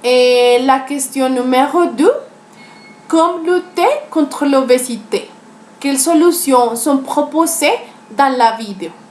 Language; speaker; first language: French; non-native, learner; Spanish